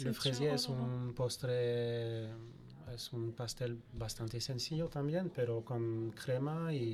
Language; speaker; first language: Spanish; non-native, learner; French